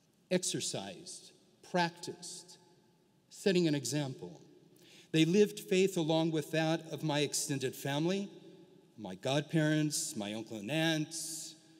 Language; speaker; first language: English; early bilingual, other home language; Portuguese